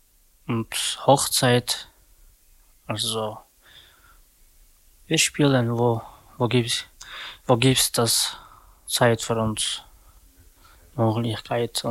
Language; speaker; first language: German; non-native, learner; Romany